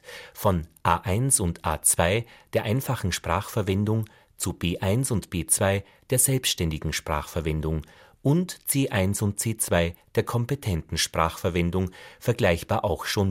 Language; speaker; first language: German; native; German